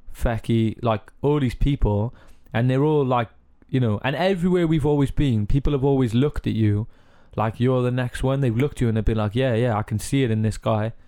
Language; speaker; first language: English; native; English